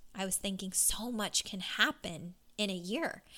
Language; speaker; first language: English; native; English